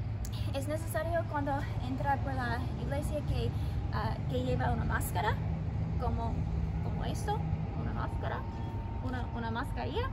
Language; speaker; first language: Spanish; non-native, learner; English